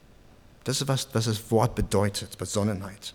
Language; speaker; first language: German; non-native, fluent; English